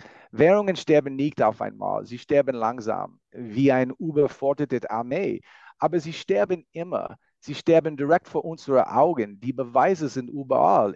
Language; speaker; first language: German; non-native, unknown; English